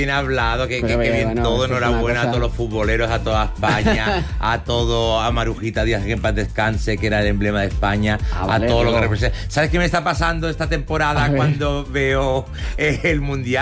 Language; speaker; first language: Spanish; native; Spanish